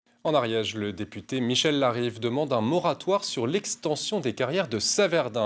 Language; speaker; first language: French; native; French